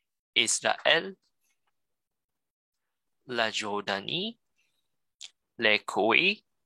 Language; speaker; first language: French; non-native, learner; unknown